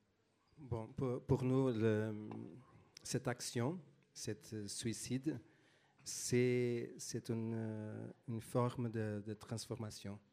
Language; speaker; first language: French; non-native, fluent; Portuguese